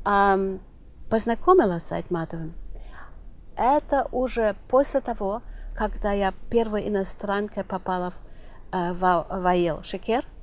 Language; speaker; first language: Russian; non-native, fluent; German